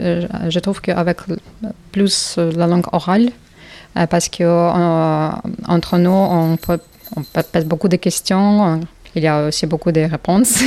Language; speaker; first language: French; non-native, learner; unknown